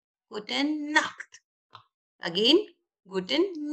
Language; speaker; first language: German; non-native, learner; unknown